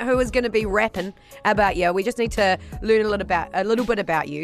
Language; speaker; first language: English; native; English